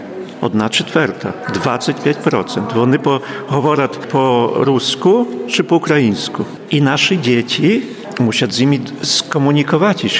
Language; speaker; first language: Polish; non-native, local second language; Ukrainian